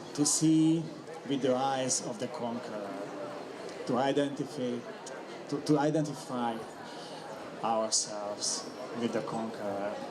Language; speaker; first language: English; non-native, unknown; Hungarian